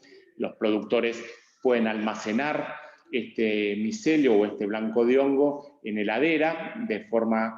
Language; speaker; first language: Spanish; native; Spanish